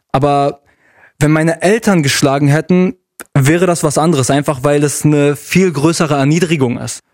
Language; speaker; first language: German; early bilingual, other home language; Arabic